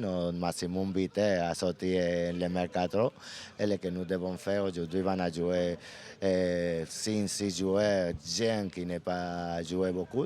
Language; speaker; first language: French; non-native, learner; Spanish